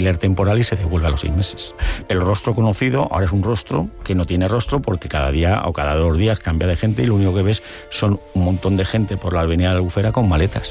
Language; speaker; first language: Spanish; native; Spanish